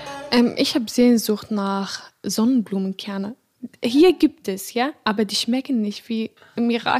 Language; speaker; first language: German; non-native, fluent; Arabic